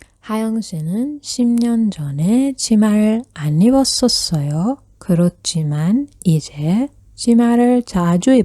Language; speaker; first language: Korean; non-native, fluent; Persian